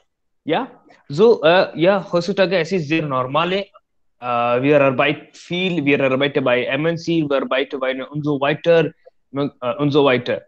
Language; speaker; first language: German; non-native, learner; Hindi